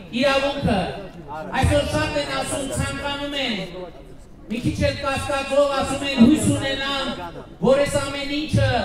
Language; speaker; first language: Armenian; native; Armenian